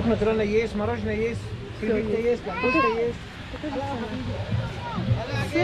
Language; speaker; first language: Russian; non-native, learner; Arabic